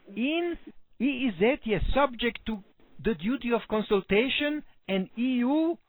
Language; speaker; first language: English; non-native, fluent; Slovenian